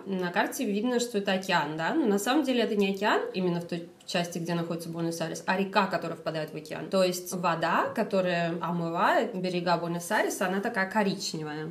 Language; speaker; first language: Russian; native; Russian